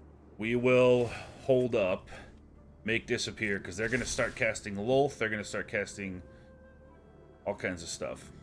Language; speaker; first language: English; native; English